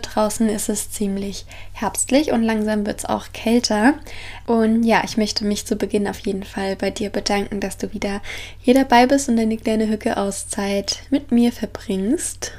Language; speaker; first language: German; native; German